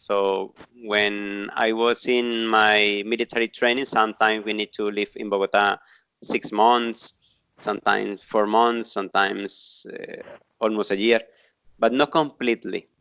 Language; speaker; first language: English; non-native, fluent; Spanish